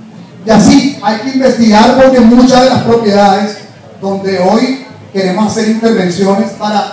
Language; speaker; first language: Spanish; native; Spanish